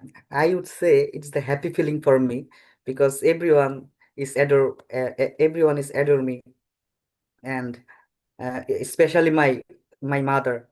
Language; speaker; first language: English; non-native, learner; Bangla